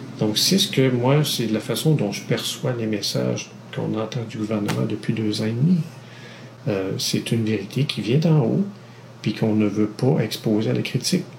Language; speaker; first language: French; native; French